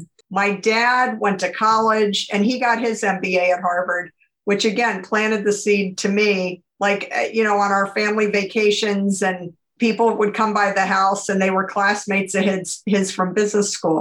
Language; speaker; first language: English; native; English